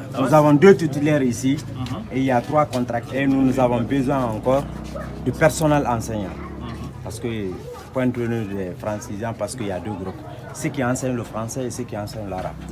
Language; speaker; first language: French; non-native, local second language; Fula